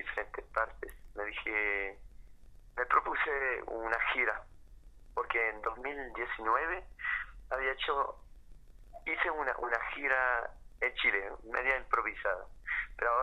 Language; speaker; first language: Spanish; non-native, fluent; French